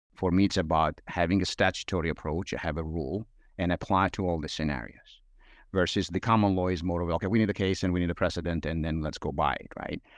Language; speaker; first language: English; non-native, fluent; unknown